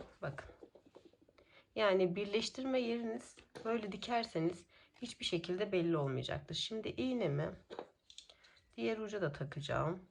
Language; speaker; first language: Turkish; native; Turkish